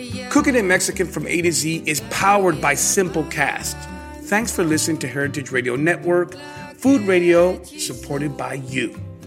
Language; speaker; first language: English; early bilingual, other home language; Spanish